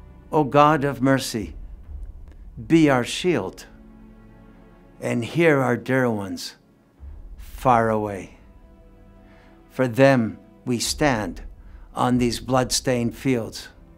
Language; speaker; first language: English; native; English